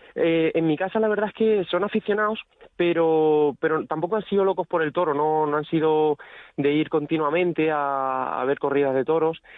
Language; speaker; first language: Spanish; native; Spanish